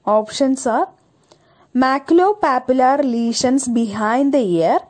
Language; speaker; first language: English; non-native, local second language; Malayalam